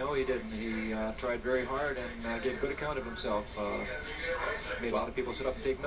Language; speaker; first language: English; native; English